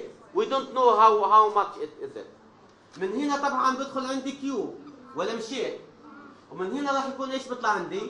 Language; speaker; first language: Arabic; native; Arabic